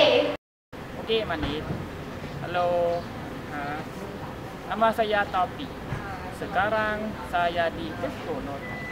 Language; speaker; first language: Indonesian; non-native, learner; Thai